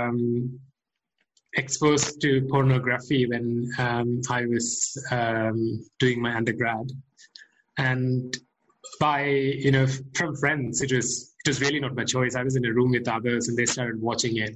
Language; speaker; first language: English; non-native, local second language; Malayalam